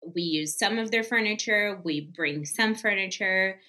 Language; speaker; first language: English; early bilingual, other home language; Portuguese